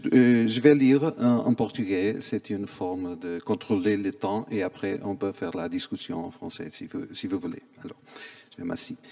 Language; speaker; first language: French; non-native, fluent; Portuguese